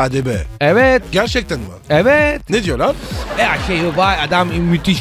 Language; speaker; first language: Turkish; non-native, learner; French